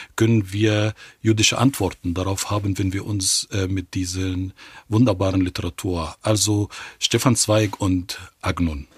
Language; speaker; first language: German; non-native, fluent; Arabic